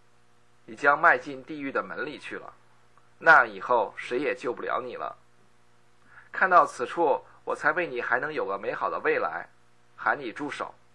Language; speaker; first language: Chinese; native; Chinese